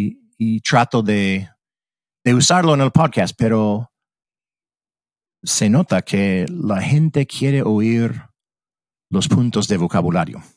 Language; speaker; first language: Spanish; early bilingual, heritage; English